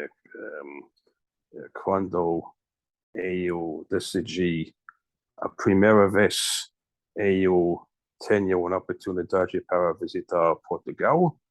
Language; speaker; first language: Portuguese; non-native, learner; English